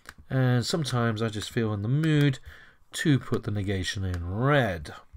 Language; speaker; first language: English; native; English